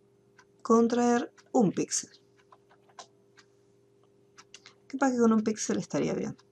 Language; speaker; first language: Spanish; native; Spanish